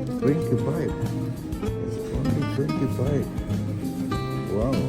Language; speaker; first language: English; non-native, learner; Bikol